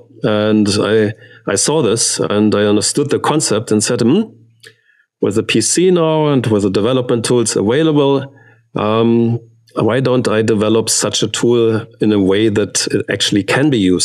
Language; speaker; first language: English; non-native, fluent; German